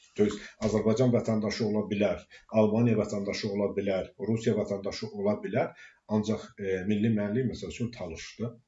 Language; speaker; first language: Azerbaijani; non-native, local second language; Talysh